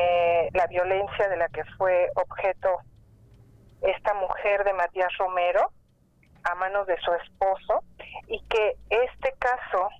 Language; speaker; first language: Spanish; native; Spanish